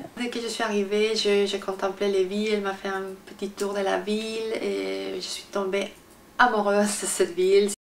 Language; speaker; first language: French; non-native, fluent; Spanish